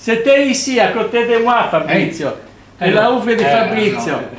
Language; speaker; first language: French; non-native, learner; Italian